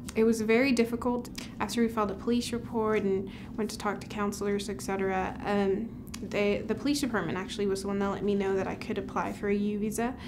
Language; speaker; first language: English; early bilingual, other home language; Spanish